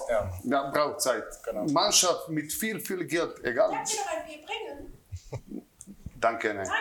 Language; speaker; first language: German; non-native, learner; Croatian